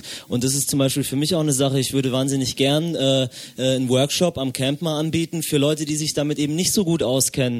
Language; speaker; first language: German; native; German